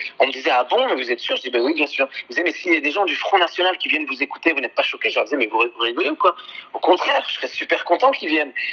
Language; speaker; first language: French; early bilingual, other home language; Arabic